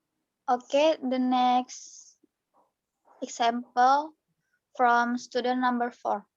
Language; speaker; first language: English; non-native, learner; Indonesian